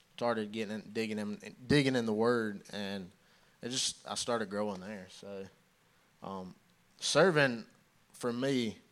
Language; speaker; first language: English; native; English